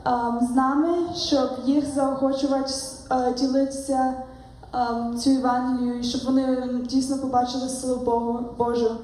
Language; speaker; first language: Ukrainian; early bilingual, heritage; Ukrainian